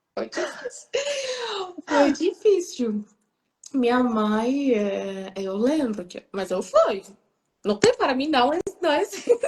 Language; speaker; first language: Portuguese; non-native, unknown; Persian